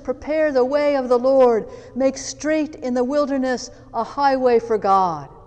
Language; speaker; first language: English; native; English